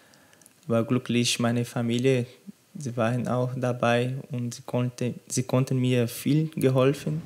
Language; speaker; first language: German; non-native, learner; Portuguese